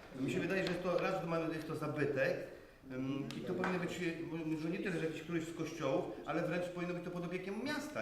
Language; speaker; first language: Polish; native; Polish